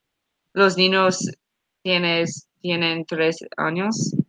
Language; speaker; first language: Spanish; non-native, learner; English